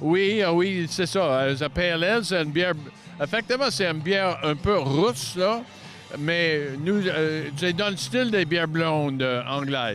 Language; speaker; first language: French; non-native, local second language; English